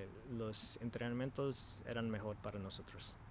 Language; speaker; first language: Spanish; early bilingual, heritage; English